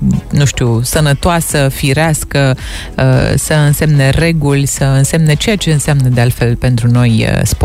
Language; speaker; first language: Romanian; native; Romanian